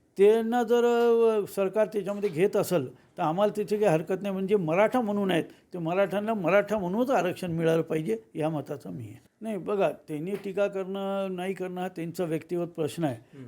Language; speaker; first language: Marathi; native; Marathi